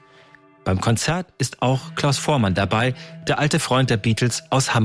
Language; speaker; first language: German; native; German